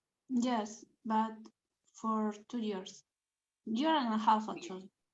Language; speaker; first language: English; non-native, learner; Spanish